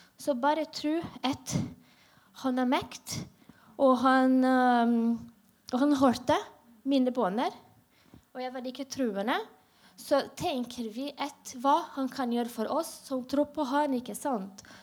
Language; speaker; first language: Norwegian; non-native, learner; Portuguese